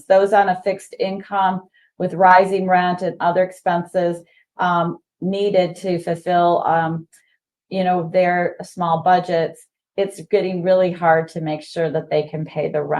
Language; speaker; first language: English; native; English